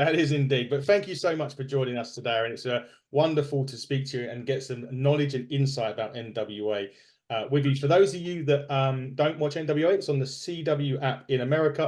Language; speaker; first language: English; native; English